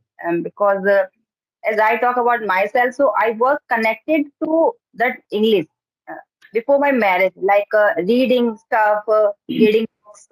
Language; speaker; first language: English; non-native, learner; Hindi